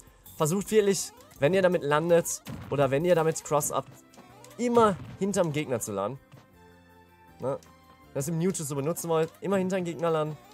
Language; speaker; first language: German; native; German